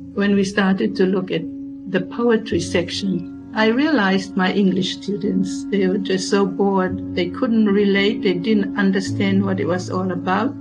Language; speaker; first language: English; non-native, fluent; Tongan